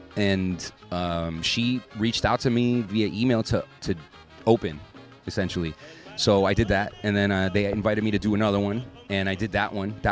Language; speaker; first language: English; native; English